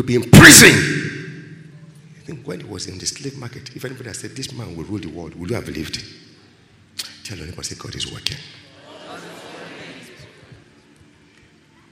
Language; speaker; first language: English; non-native, local second language; Yoruba